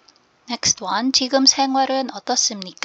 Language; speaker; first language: Korean; non-native, learner; Filipino